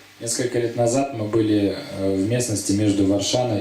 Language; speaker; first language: Russian; native; Russian